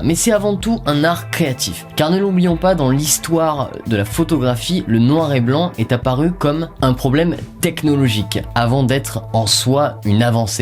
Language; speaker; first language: French; native; French